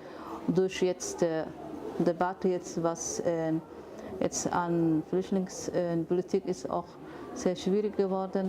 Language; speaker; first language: German; non-native, fluent; Somali